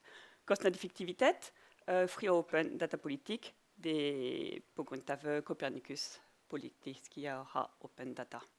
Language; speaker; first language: Norwegian; non-native, fluent; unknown